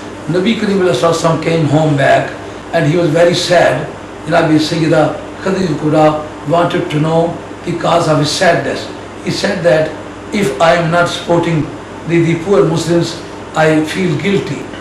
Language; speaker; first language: English; non-native, local second language; Urdu